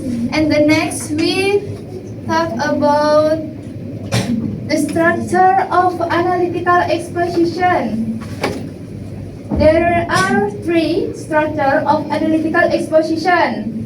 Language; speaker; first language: English; non-native, learner; Indonesian